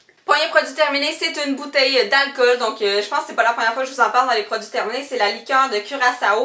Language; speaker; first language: French; native; French